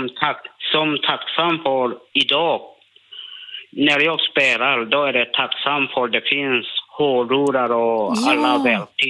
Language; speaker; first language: Swedish; non-native, learner; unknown